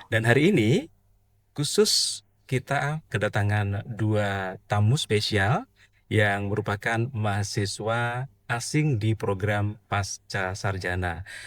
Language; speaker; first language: Indonesian; native; Indonesian